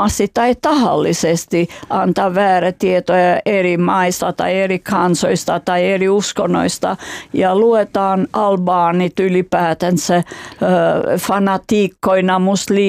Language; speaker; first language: Finnish; non-native, fluent; Albanian